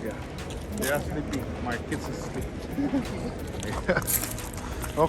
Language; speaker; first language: English; non-native, learner; Indonesian